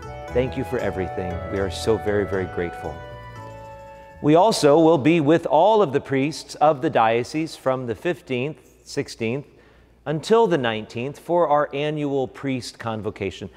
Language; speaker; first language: English; native; English